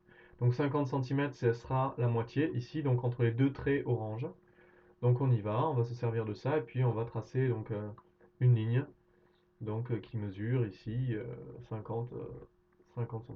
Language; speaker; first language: French; native; French